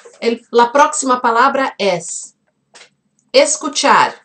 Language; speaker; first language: Spanish; non-native, fluent; Portuguese